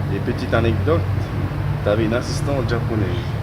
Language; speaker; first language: French; native; French